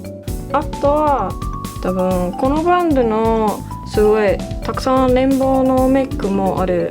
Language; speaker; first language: Japanese; non-native, learner; English